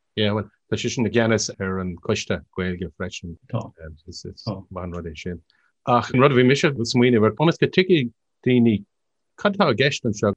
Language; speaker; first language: Irish; non-native, local second language; English